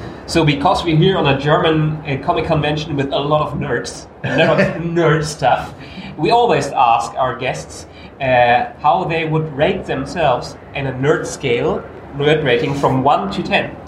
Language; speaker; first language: English; non-native, fluent; German